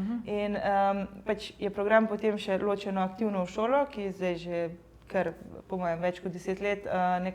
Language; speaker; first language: Slovenian; native; Slovenian